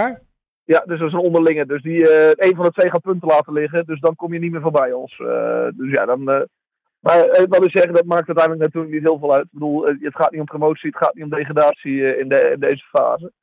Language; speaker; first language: Dutch; native; Dutch